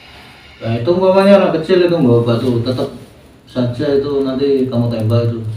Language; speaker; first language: Indonesian; native; Indonesian